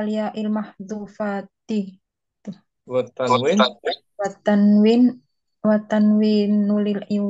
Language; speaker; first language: Arabic; non-native, learner; Indonesian